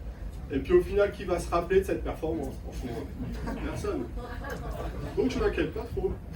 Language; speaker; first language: French; native; French